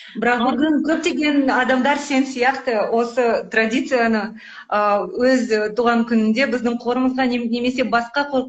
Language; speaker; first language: Kazakh; non-native, local second language; Russian